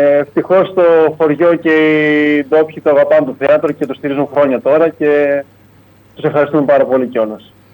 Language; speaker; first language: Greek; native; Greek